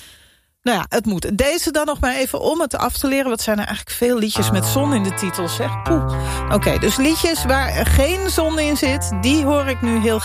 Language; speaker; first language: Dutch; native; Dutch